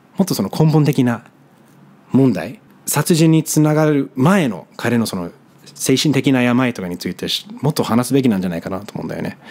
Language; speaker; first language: Japanese; non-native, fluent; English